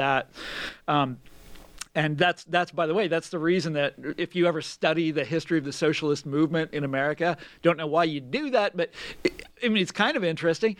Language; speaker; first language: English; native; English